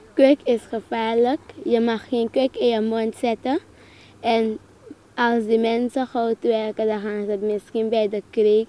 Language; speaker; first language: Dutch; non-native, local second language; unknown